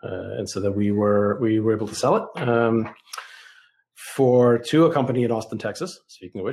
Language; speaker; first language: English; early bilingual, other home language; Russian